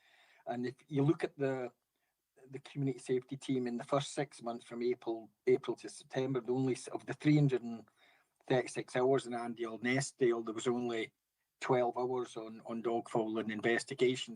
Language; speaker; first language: English; native; English